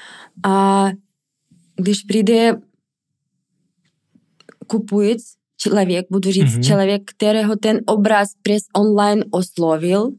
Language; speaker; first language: Czech; non-native, fluent; Russian